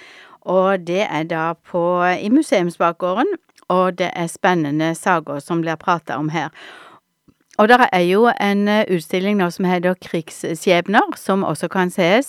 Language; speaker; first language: Norwegian; native; Norwegian